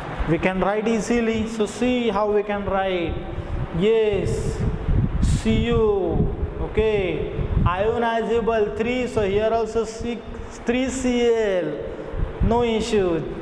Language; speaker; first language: English; non-native, local second language; Marathi